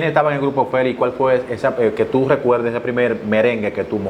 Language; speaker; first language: Spanish; native; Spanish